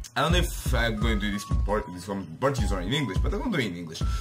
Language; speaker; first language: English; non-native, fluent; Portuguese